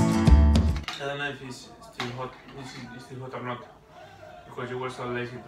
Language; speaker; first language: English; non-native, learner; Spanish